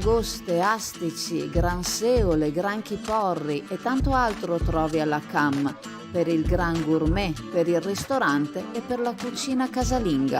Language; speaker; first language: Italian; native; Italian